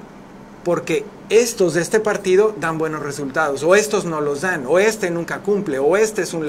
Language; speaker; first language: Spanish; native; Spanish